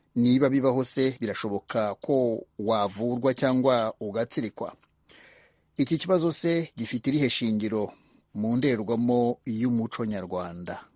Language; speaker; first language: Kinyarwanda; native; Kinyarwanda